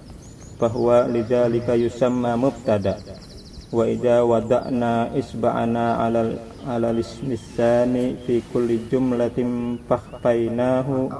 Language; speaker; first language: Arabic; non-native, learner; Indonesian